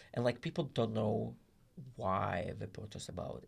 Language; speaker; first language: English; non-native, learner; Hebrew